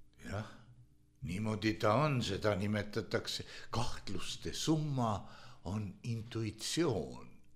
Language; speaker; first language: Estonian; native; Estonian